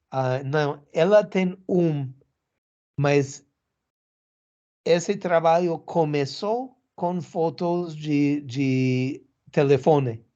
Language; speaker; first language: Portuguese; non-native, learner; English